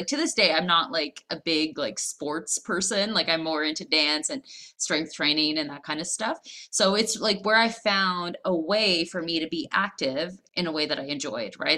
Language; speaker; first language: English; native; English